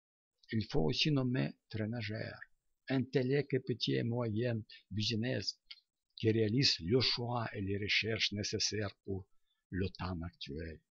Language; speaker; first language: French; non-native, learner; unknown